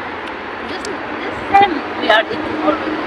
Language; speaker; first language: English; non-native, local second language; Filipino